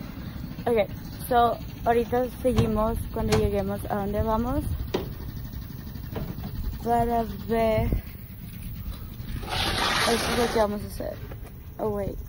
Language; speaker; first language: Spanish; early bilingual, other home language; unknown